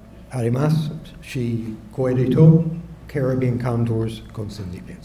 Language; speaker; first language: Spanish; native; Spanish